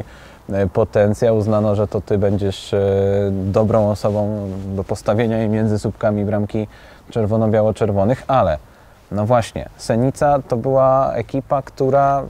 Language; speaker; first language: Polish; native; Polish